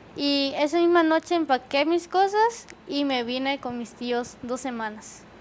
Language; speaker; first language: Spanish; native; Spanish